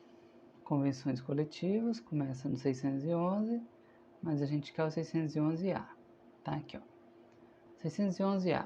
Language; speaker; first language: Portuguese; native; Portuguese